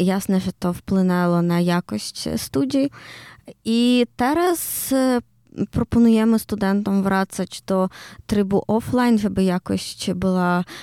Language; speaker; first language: Polish; non-native, learner; Ukrainian